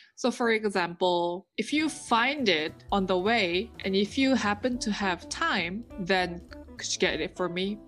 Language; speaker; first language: English; native; English